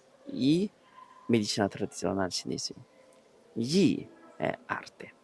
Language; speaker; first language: Italian; non-native, learner; Chinese